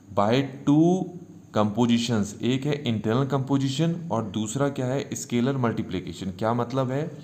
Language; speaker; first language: Hindi; native; Hindi